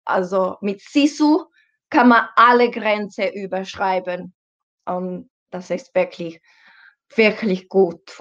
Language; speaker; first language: German; non-native, learner; Finnish